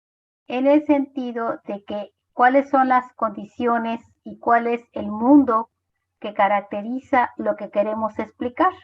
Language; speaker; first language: Spanish; native; Spanish